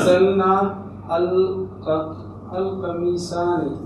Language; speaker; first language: Arabic; non-native, learner; Urdu